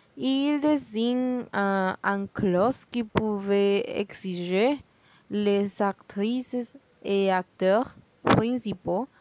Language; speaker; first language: French; non-native, learner; Spanish